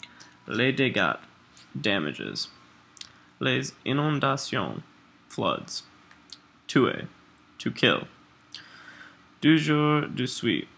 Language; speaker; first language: French; non-native, learner; English